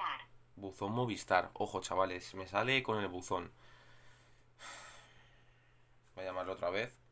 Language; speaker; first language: Spanish; native; Spanish